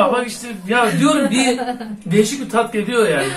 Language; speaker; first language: Turkish; native; Turkish